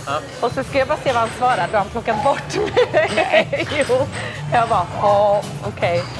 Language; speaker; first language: Swedish; non-native, fluent; English